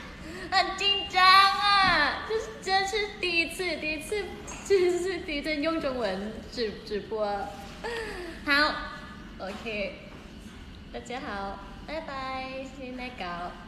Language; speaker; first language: Chinese; non-native, learner; Thai